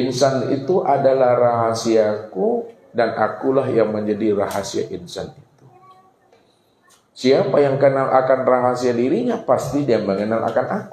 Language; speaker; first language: Indonesian; native; Indonesian